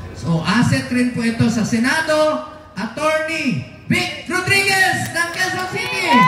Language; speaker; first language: Filipino; non-native, local second language; Cebuano